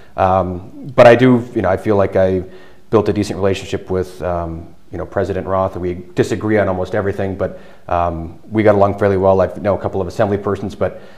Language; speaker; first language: English; native; English